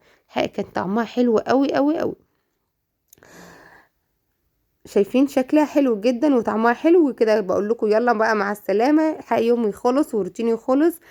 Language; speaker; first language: Arabic; native; Arabic